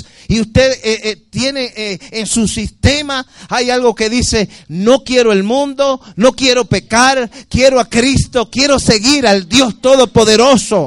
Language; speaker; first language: Spanish; native; Spanish